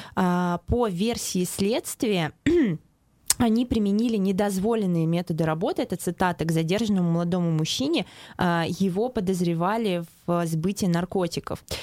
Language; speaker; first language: Russian; native; Russian